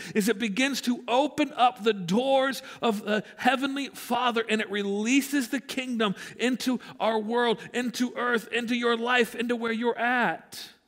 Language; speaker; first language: English; native; English